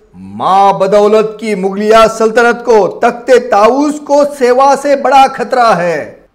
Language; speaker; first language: Hindi; non-native, local second language; Marathi